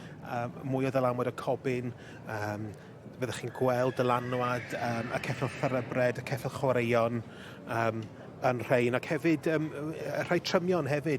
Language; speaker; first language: Welsh; native; Welsh